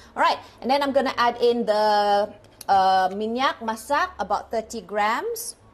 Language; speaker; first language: English; non-native, local second language; Malay